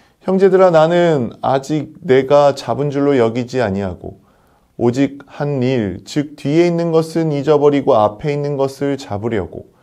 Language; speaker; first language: Korean; native; Korean